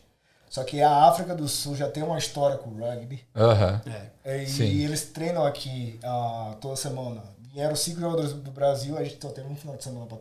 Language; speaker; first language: Portuguese; native; Portuguese